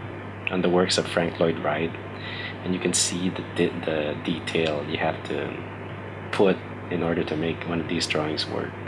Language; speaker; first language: English; native; English